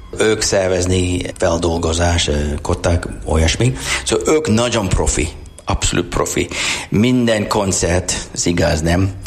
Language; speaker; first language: Hungarian; non-native, learner; English